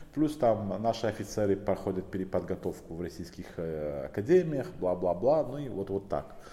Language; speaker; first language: Russian; non-native, local second language; Tajik